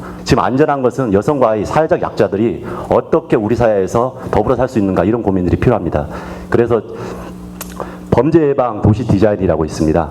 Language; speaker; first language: Korean; native; Korean